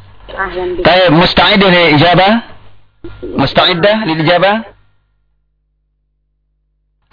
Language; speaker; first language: Arabic; non-native, fluent; Indonesian